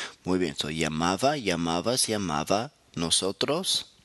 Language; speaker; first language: Spanish; non-native, fluent; English